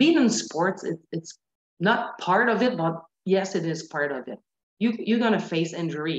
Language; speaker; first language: English; non-native, fluent; French